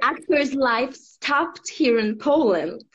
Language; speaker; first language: English; non-native, fluent; Polish